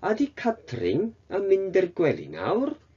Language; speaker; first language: Welsh; non-native, fluent; Japanese